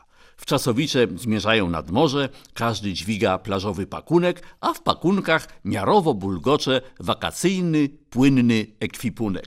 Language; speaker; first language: Polish; native; Polish